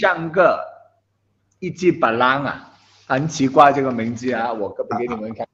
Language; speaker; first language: Chinese; non-native, local second language; Cantonese